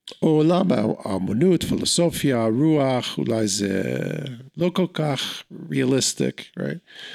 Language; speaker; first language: Hebrew; non-native, fluent; English